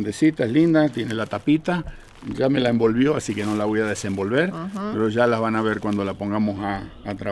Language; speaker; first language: Spanish; native; Spanish